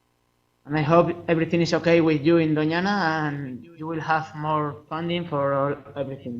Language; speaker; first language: English; non-native, fluent; Spanish